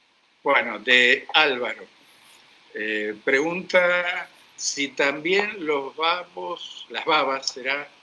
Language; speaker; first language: Spanish; native; Spanish